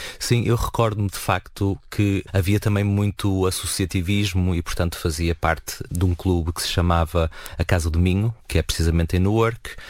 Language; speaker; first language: Portuguese; native; Portuguese